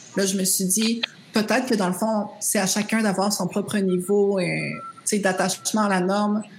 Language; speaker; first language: French; native; French